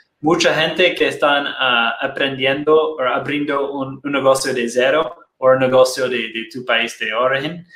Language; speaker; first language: Spanish; non-native, fluent; Portuguese